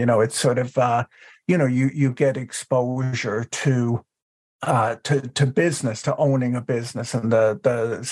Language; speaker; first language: English; native; English